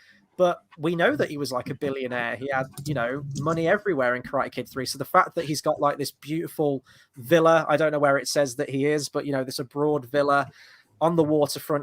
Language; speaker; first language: English; native; English